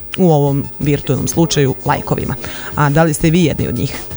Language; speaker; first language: Serbian; native; Serbian